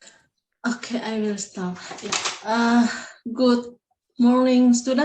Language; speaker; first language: English; non-native, fluent; Indonesian